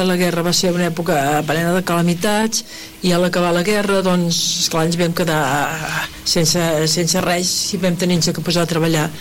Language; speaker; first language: Catalan; early bilingual, heritage; Catalan